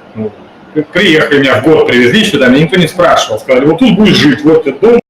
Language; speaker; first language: Russian; native; Russian